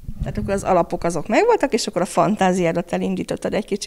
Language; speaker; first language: Hungarian; native; Hungarian